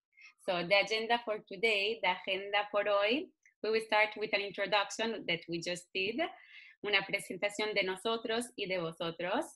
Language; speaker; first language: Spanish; non-native, fluent; Italian